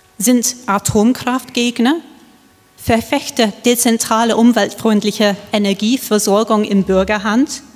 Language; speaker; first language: German; non-native, fluent; English